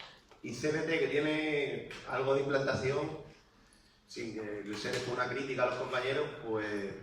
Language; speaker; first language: Spanish; native; Spanish